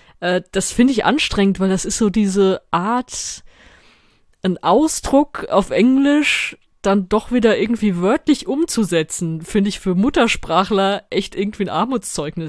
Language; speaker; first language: German; native; German